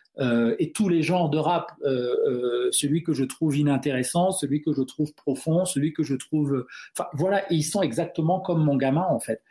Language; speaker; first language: French; non-native, local second language; Duala